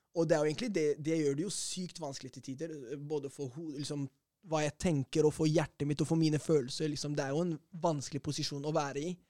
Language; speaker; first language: Norwegian; early bilingual, other home language; Arabic